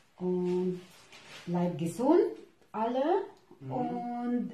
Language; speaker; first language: German; non-native, learner; Filipino